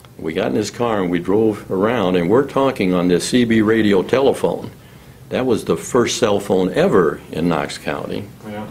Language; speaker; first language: English; native; English